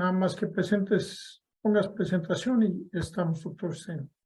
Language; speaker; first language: Spanish; native; Spanish